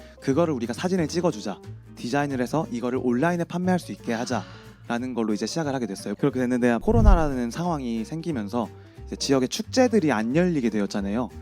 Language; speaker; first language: Korean; native; Korean